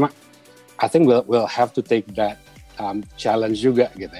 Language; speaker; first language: English; non-native, fluent; Indonesian